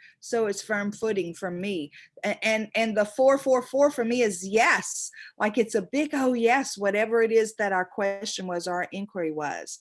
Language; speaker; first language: English; native; English